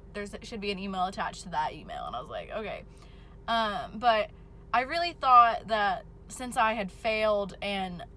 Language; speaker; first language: English; native; English